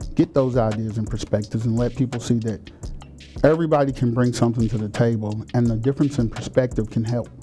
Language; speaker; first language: English; native; English